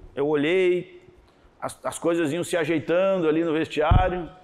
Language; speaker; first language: Portuguese; native; Portuguese